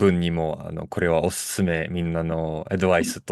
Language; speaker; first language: Japanese; non-native, fluent; Russian